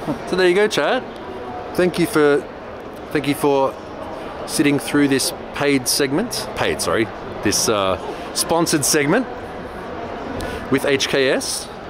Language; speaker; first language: English; native; English